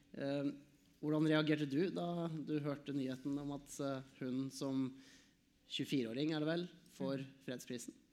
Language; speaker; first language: Norwegian; native; Norwegian